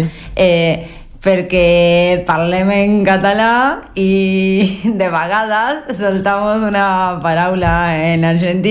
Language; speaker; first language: Catalan; non-native, learner; Spanish